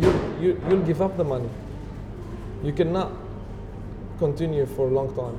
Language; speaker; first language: English; non-native, fluent; Arabic